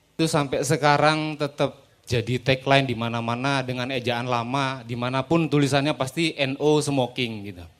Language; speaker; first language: Indonesian; non-native, local second language; Madurese